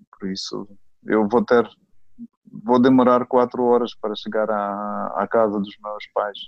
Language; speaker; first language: Portuguese; non-native, fluent; Ukrainian